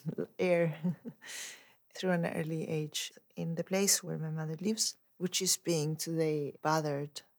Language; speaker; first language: English; non-native, fluent; Spanish